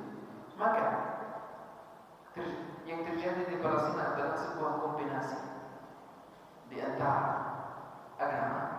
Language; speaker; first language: Indonesian; non-native, fluent; Arabic